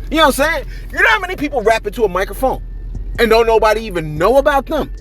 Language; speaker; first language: English; native; English